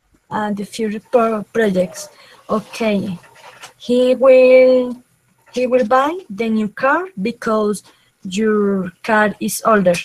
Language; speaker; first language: English; non-native, learner; Spanish